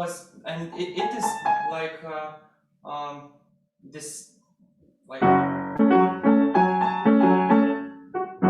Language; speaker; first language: English; non-native, fluent; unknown